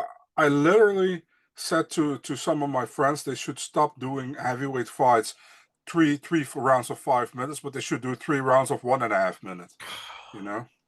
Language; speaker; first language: English; non-native, fluent; Dutch